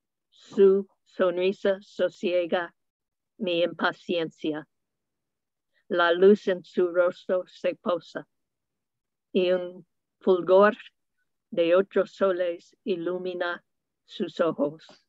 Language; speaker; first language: Spanish; non-native, fluent; English